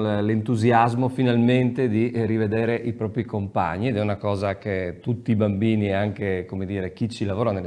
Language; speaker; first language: Italian; native; Italian